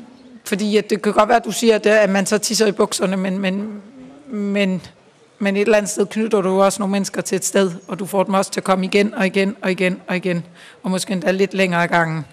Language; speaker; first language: Danish; native; Danish